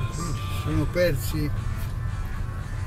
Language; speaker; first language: Italian; native; Italian